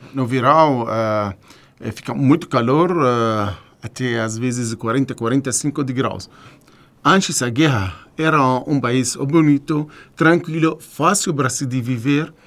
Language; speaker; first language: Portuguese; non-native, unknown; Arabic